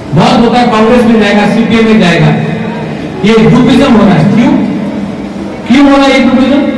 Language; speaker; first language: Hindi; non-native, local second language; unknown